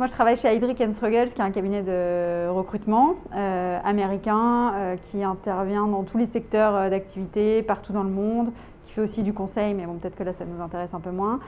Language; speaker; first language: French; native; French